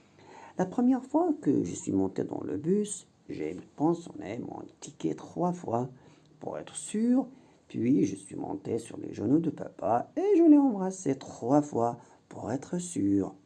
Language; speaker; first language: French; non-native, local second language; Arabic